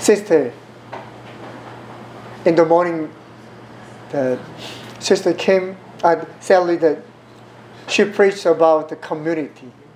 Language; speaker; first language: English; non-native, learner; Korean